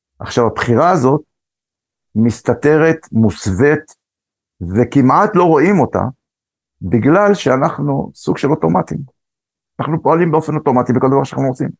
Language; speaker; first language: Hebrew; early bilingual, other home language; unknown